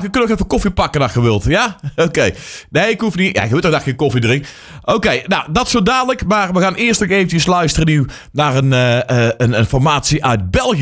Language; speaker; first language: Dutch; native; Dutch